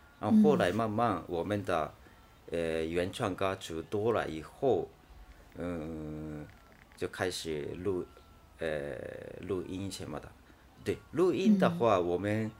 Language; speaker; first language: Chinese; non-native, fluent; Japanese